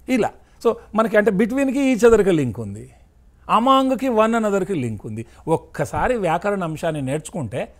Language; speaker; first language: Telugu; native; Telugu